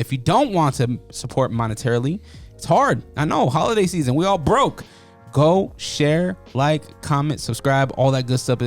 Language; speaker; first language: English; native; English